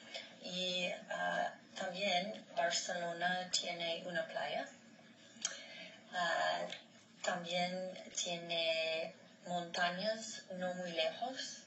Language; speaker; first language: Spanish; non-native, learner; English